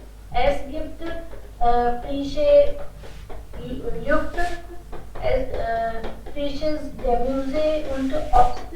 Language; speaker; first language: German; non-native, learner; Hindi